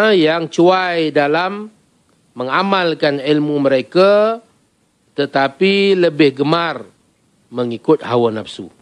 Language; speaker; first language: Malay; native; Malay